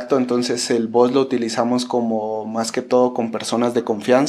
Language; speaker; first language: Spanish; native; Spanish